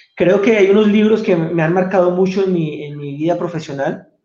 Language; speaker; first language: Spanish; native; Spanish